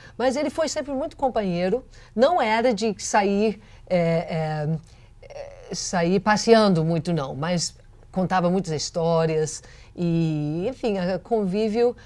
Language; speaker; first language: Portuguese; non-native, fluent; English